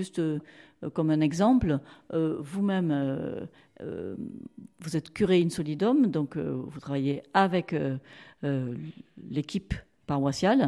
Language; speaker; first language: French; native; French